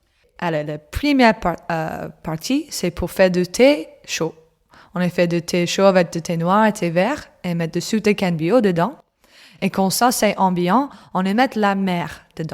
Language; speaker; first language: French; non-native, learner; English